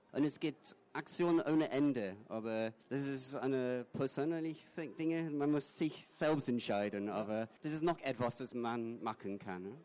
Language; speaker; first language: German; non-native, fluent; English